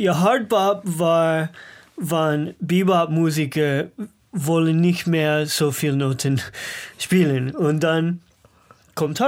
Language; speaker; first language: German; non-native, learner; English